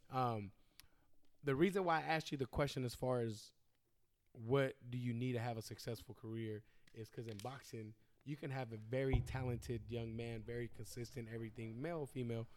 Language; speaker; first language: English; native; English